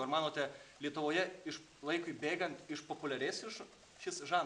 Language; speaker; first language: Lithuanian; native; Lithuanian